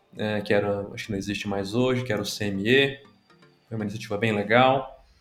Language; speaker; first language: Portuguese; native; Portuguese